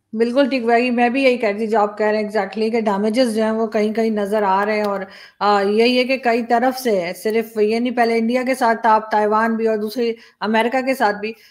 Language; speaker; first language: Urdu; native; Urdu